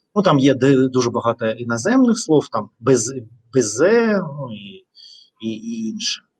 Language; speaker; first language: Ukrainian; non-native, local second language; Russian